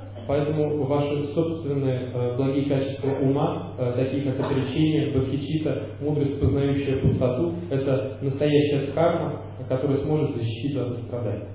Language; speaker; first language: Russian; native; Russian